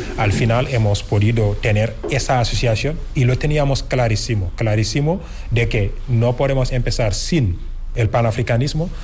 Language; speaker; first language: Spanish; non-native, fluent; Wolof